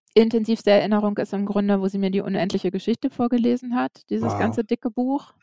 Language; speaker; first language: German; native; German